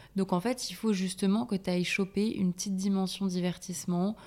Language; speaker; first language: French; native; French